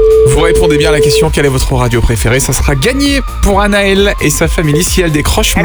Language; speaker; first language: French; native; French